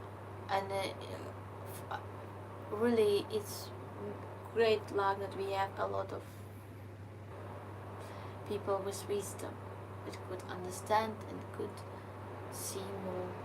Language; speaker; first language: English; non-native, learner; Ukrainian